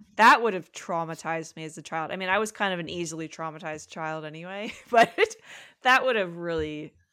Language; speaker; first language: English; early bilingual, other home language; Italian